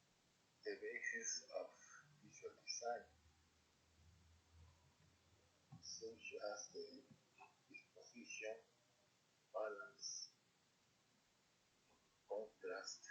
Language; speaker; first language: English; non-native, learner; Spanish